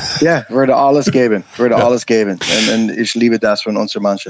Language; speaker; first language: German; non-native, learner; English